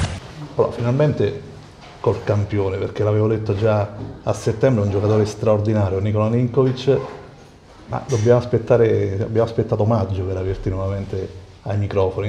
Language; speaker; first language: Italian; native; Italian